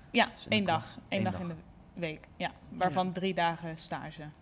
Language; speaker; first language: Dutch; native; Dutch